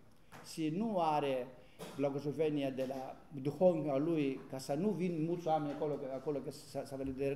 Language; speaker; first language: Romanian; non-native, learner; Greek